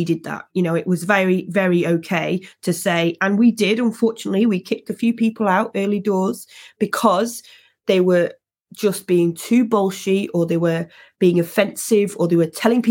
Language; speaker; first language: English; native; English